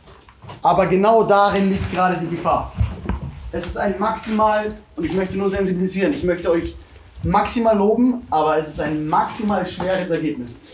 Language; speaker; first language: German; native; German